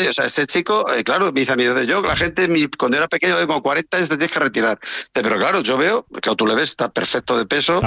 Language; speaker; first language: Spanish; native; Spanish